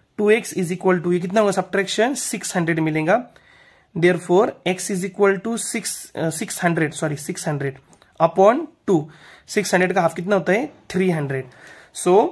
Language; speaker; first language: Hindi; non-native, local second language; Marathi